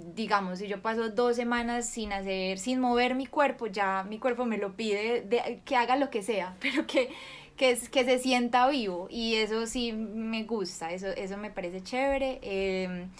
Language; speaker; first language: Spanish; native; Spanish